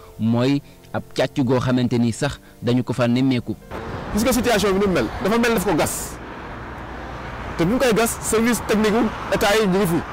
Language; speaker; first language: Wolof; native; Wolof